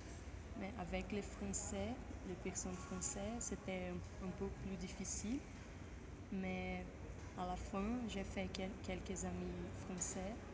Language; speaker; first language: French; non-native, fluent; Portuguese